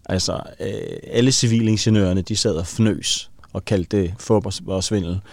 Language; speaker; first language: Danish; native; Danish